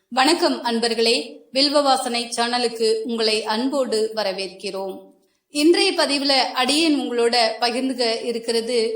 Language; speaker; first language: Tamil; native; Tamil